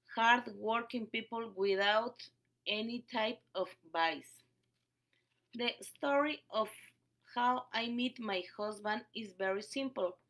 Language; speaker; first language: English; non-native, learner; Spanish